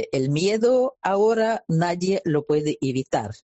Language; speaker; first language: Spanish; non-native, fluent; Russian